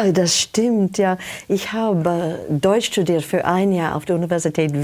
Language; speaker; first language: German; non-native, fluent; English